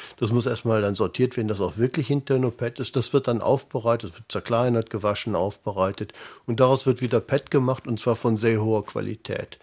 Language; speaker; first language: German; native; German